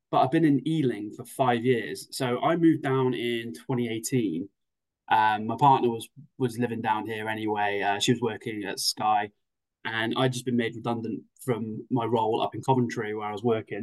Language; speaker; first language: English; native; English